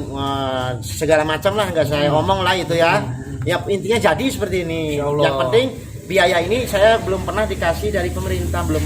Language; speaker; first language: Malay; non-native, local second language; Javanese